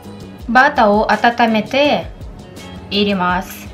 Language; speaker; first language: Japanese; non-native, learner; Russian